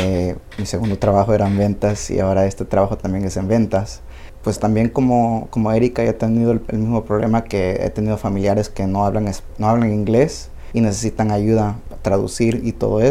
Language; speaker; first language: Spanish; early bilingual, heritage; Spanish